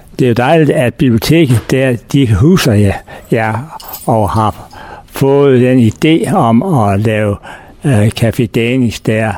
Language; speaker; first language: Danish; native; Danish